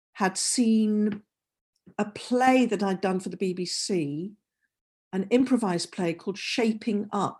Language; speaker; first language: English; native; English